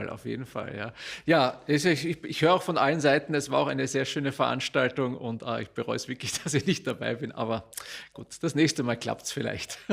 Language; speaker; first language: German; native; German